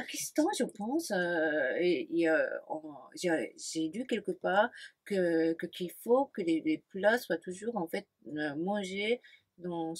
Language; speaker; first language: French; non-native, fluent; Japanese